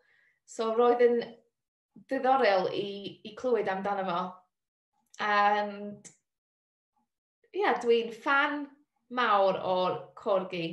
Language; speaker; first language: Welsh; non-native, learner; English